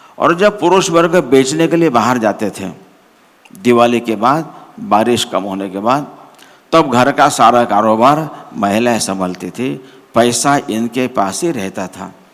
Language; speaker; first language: Hindi; non-native, local second language; Marathi